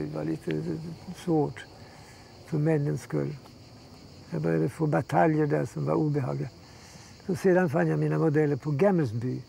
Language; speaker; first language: Swedish; early bilingual, heritage; Swedish